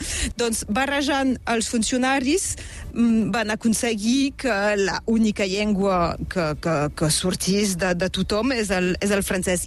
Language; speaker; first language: Catalan; native; Catalan